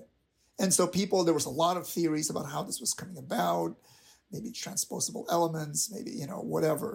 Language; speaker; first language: English; non-native, local second language; Filipino